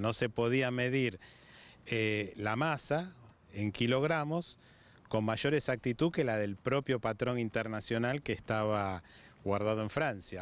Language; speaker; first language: Spanish; native; Spanish